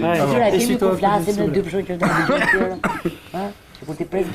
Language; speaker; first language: French; non-native, learner; Albanian